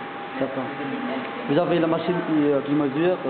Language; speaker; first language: French; non-native, learner; Vietnamese